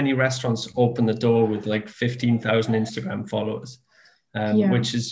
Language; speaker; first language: English; native; English